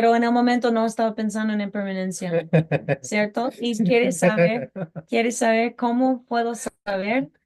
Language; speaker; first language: Spanish; non-native, learner; English